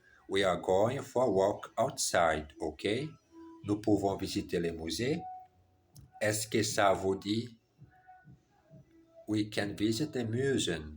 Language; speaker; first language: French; non-native, learner; German